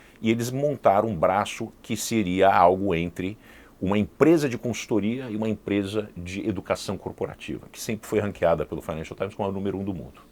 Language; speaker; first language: Portuguese; early bilingual, heritage; Portuguese